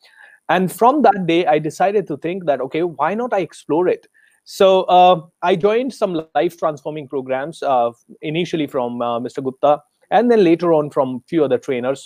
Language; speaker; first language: English; non-native, local second language; Hindi